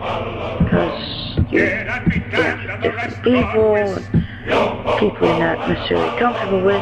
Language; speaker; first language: English; native; English